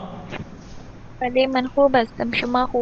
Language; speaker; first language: Persian; non-native, learner; Urdu